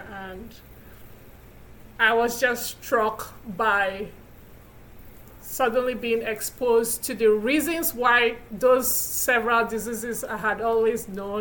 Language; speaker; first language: English; non-native, local second language; Igbo